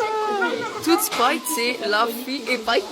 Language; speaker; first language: French; native; French